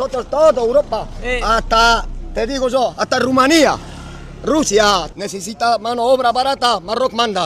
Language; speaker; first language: Spanish; non-native, learner; Arabic